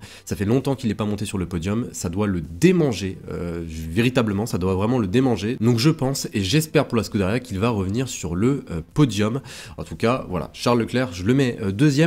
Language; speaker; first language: French; native; French